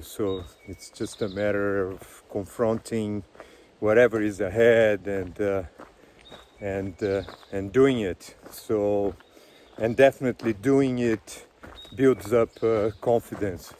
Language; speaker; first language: English; non-native, fluent; Portuguese